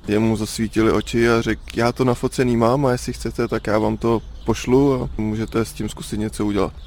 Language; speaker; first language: Czech; native; Czech